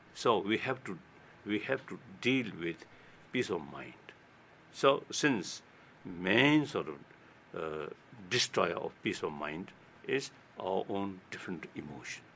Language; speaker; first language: English; non-native, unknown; Tibetan